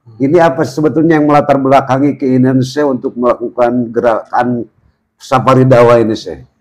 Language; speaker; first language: Indonesian; native; Indonesian